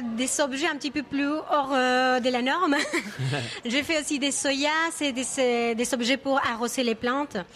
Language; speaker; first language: French; non-native, fluent; Spanish